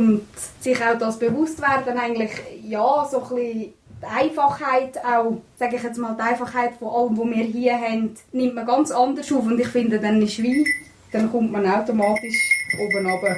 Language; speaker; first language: German; native; German